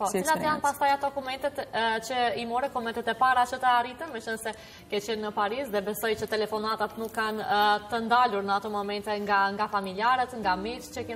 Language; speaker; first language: Albanian; native; Albanian